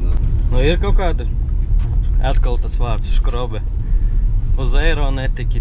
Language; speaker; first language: Latvian; native; Latvian